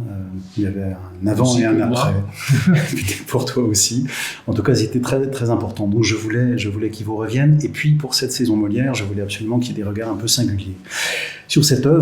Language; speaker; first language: French; native; French